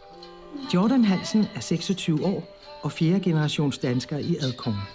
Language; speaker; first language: Danish; native; Danish